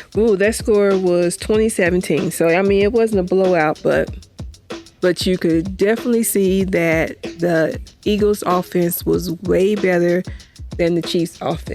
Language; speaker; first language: English; native; English